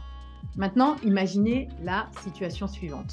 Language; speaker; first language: French; native; French